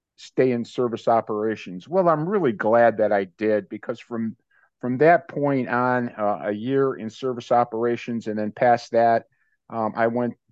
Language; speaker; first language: English; native; English